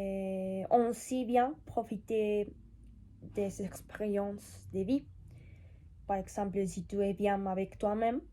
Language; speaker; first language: French; non-native, learner; Spanish